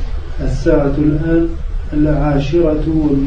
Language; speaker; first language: Arabic; non-native, learner; French